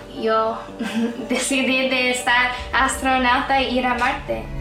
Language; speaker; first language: Spanish; non-native, learner; English